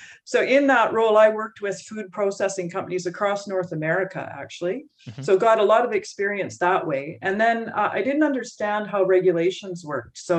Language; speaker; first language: English; native; English